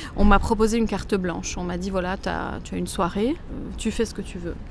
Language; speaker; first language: French; native; French